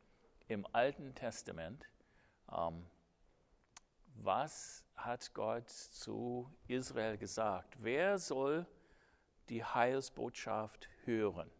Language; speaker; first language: German; non-native, fluent; English